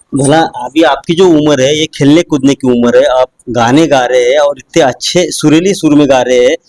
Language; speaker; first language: Hindi; non-native, local second language; Marathi